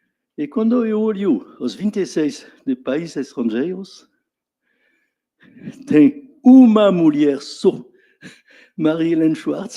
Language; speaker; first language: Portuguese; non-native, fluent; French